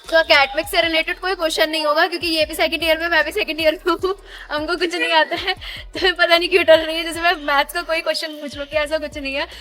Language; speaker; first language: Hindi; native; Hindi